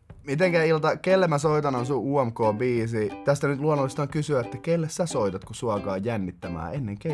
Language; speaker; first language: Finnish; native; Finnish